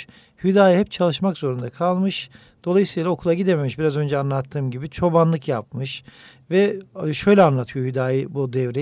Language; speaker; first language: Turkish; native; Turkish